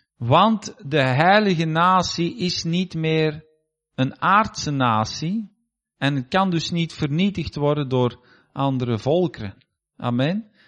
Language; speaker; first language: Dutch; native; Dutch